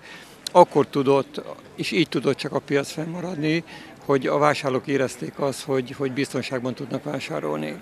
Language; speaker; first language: Hungarian; native; Hungarian